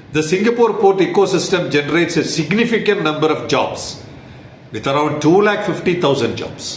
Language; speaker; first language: English; non-native, local second language; Malayalam